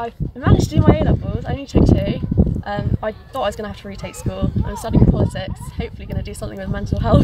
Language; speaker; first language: English; native; English